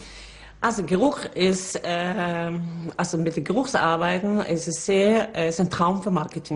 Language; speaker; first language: German; non-native, fluent; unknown